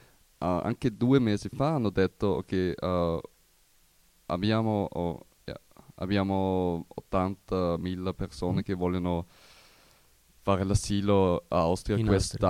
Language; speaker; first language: Italian; non-native, learner; German